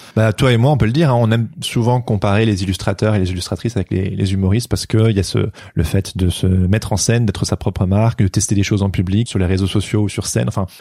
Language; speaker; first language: French; native; French